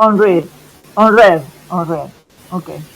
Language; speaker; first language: English; non-native, learner; Spanish